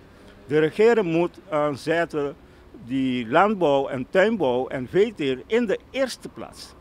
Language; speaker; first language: Dutch; non-native, local second language; Papiamento